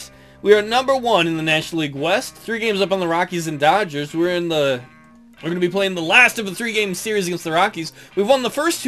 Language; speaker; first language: English; native; English